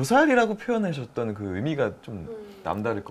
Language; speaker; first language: Korean; native; Korean